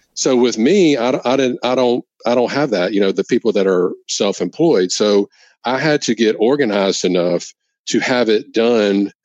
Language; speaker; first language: English; native; English